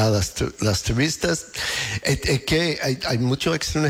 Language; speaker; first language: Spanish; non-native, learner; English